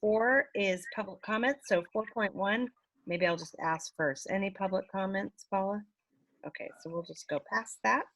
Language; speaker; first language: English; native; English